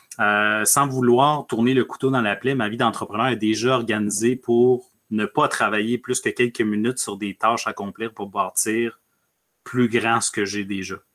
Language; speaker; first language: French; early bilingual, other home language; Spanish